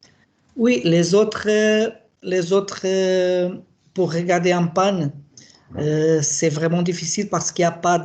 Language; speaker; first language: French; non-native, learner; Portuguese